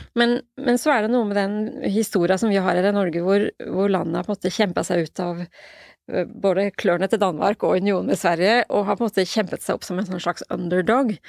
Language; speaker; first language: Norwegian; native; Norwegian